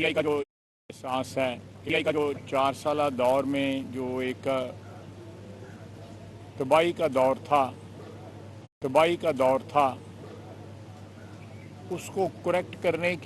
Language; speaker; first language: Urdu; non-native, local second language; Punjabi